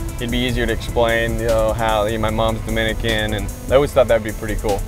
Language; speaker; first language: English; native; English